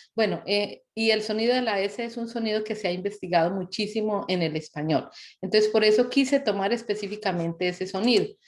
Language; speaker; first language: Spanish; native; Spanish